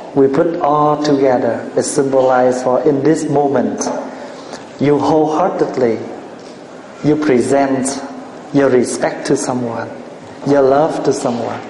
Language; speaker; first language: English; non-native, fluent; Vietnamese